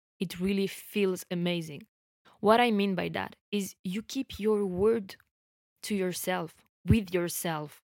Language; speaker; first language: English; non-native, fluent; French